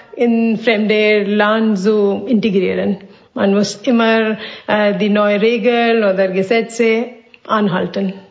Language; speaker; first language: German; non-native, fluent; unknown